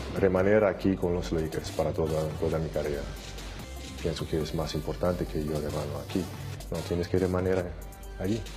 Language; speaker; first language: Spanish; non-native, learner; English